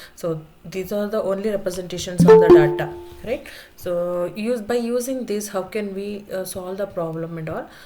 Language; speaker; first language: English; non-native, local second language; Kannada